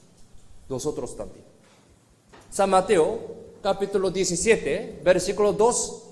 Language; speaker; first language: Spanish; non-native, fluent; Korean